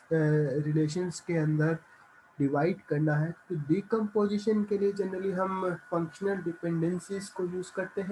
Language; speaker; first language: Hindi; native; Hindi